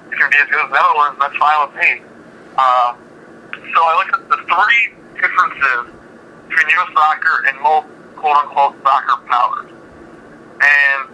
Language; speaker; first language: English; native; English